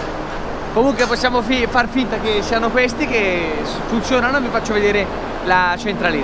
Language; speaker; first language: Italian; native; Italian